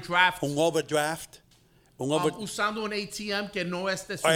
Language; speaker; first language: Spanish; early bilingual, heritage; English